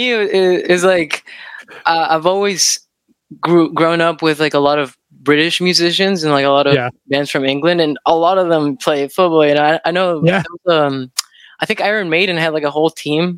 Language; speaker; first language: English; non-native, fluent; Spanish